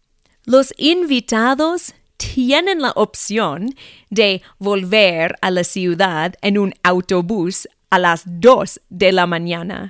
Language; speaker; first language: Spanish; non-native, fluent; English